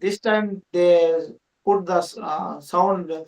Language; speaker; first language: English; non-native, local second language; Telugu